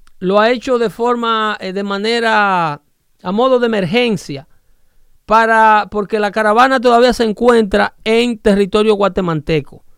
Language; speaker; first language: Spanish; native; Spanish